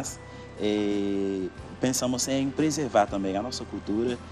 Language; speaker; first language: Portuguese; non-native, fluent; Haitian Creole